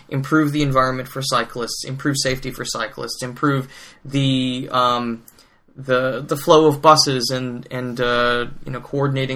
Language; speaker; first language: English; native; English